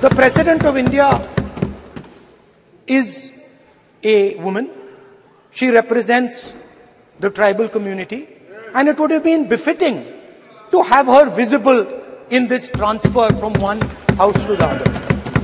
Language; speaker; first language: English; non-native, local second language; Hindi